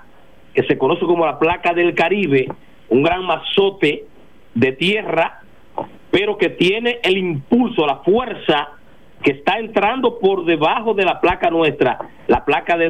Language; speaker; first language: Spanish; native; Spanish